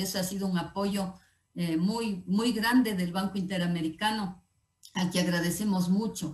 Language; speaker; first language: Spanish; native; Spanish